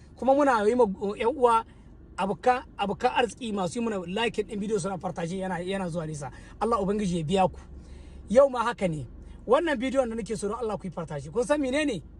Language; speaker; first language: Hausa; native; Hausa